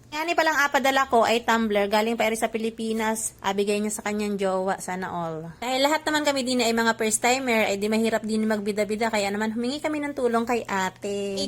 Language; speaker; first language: Filipino; native; Filipino